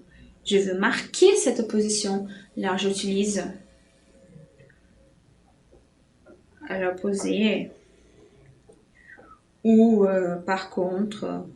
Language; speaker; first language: French; non-native, fluent; Portuguese